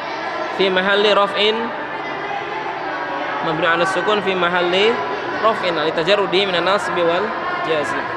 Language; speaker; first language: Arabic; non-native, fluent; Indonesian